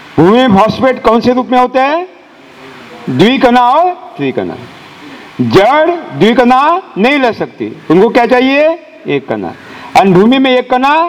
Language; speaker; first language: Hindi; non-native, local second language; Marathi